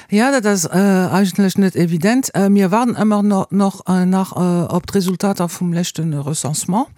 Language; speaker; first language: Luxembourgish; non-native, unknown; French